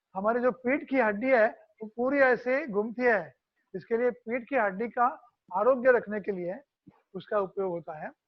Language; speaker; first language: Hindi; non-native, local second language; Marathi